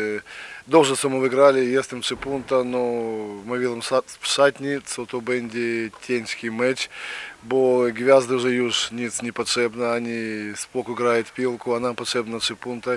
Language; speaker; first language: Polish; non-native, learner; Ukrainian